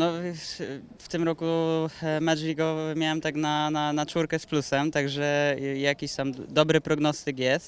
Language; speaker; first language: Polish; native; Polish